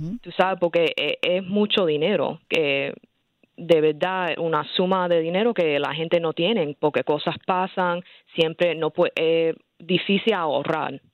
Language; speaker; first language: Spanish; early bilingual, heritage; English